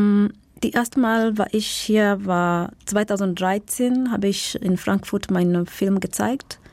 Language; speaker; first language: German; non-native, fluent; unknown